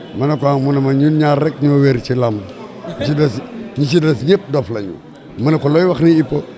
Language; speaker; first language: Wolof; native; Wolof